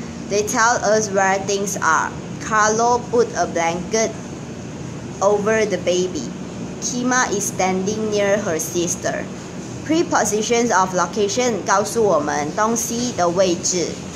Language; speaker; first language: English; non-native, local second language; Chinese